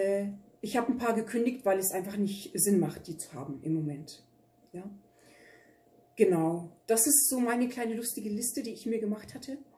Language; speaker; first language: German; early bilingual, other home language; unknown